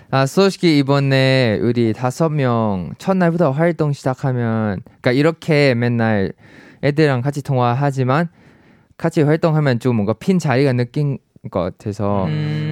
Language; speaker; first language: Korean; non-native, fluent; Thai